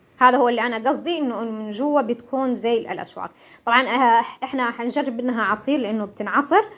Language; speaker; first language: Arabic; non-native, local second language; Somali